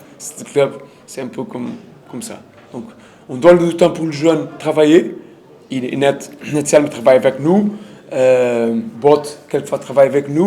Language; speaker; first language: French; non-native, learner; Portuguese